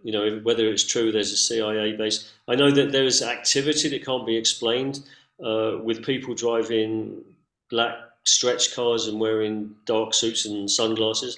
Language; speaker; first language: English; native; English